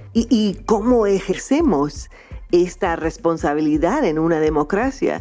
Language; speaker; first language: Spanish; non-native, fluent; English